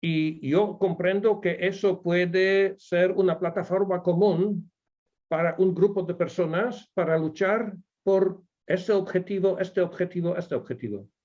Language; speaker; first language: Spanish; non-native, fluent; Polish